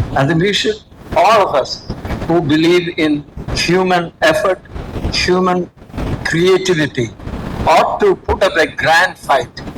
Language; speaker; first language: English; non-native, local second language; Malayalam